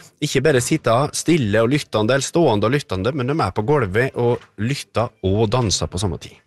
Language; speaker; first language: Norwegian; native; Norwegian